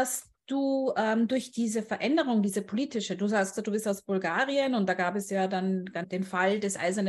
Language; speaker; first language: German; native; German